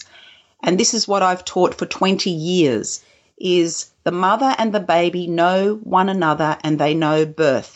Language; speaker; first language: English; native; English